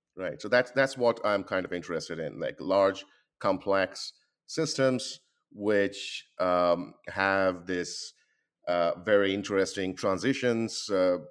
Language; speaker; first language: English; non-native, local second language; Bangla